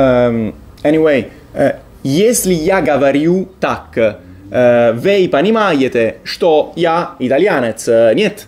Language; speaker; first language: Russian; non-native, learner; Italian